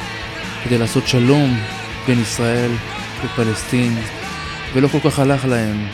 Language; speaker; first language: Hebrew; native; Hebrew